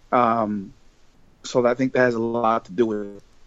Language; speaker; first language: English; early bilingual, other home language; Spanish